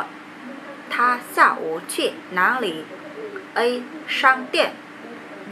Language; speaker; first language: Chinese; non-native, learner; Vietnamese